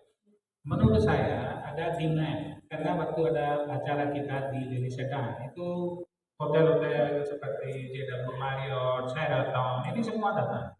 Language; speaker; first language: Indonesian; non-native, fluent; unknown